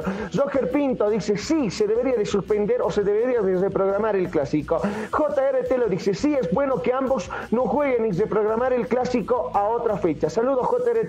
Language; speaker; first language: Spanish; native; Spanish